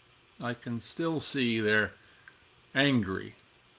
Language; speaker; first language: English; native; English